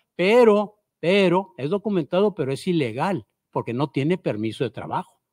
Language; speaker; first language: Spanish; native; Spanish